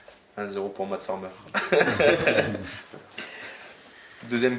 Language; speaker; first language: French; native; French